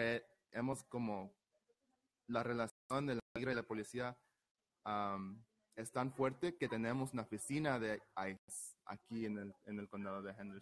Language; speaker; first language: Spanish; early bilingual, heritage; Spanish